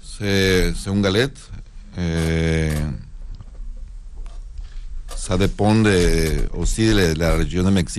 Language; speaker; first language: French; non-native, learner; Spanish